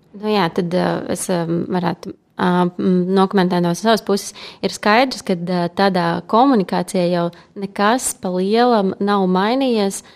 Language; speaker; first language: Latvian; native; Latvian